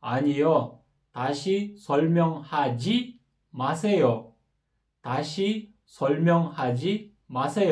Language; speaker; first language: Korean; non-native, fluent; Kyrgyz